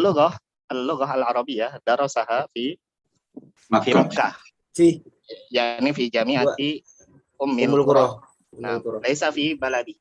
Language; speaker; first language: Arabic; non-native, fluent; Indonesian